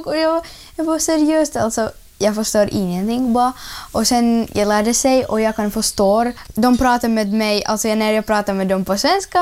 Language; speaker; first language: Swedish; early bilingual, other home language; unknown